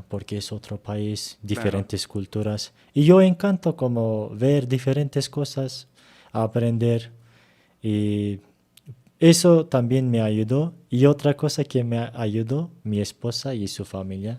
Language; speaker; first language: Spanish; non-native, learner; Turkish